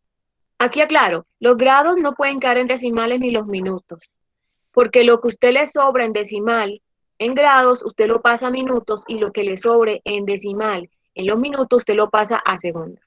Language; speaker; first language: Spanish; native; Spanish